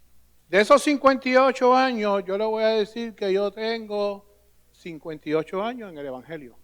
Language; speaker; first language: Spanish; native; Spanish